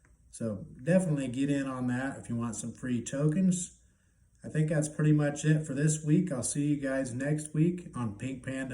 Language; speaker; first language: English; native; English